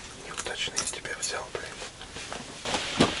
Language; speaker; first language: Russian; native; Russian